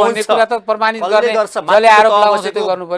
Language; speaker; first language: Nepali; native; Nepali